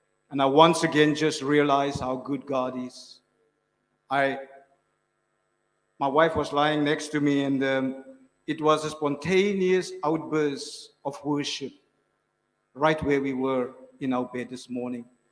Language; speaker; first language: English; non-native, local second language; Afrikaans